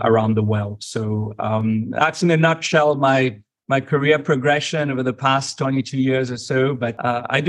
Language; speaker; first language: English; non-native, fluent; Morisyen